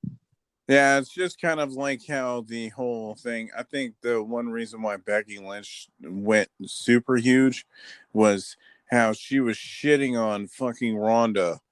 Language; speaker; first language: English; native; English